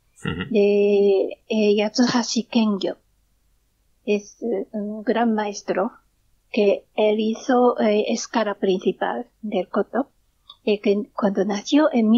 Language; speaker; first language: Spanish; non-native, learner; Japanese